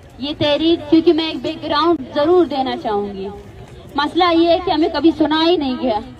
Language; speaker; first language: Urdu; non-native, local second language; Baluchi